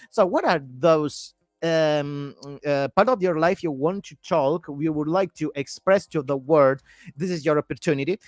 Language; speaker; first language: English; non-native, fluent; Italian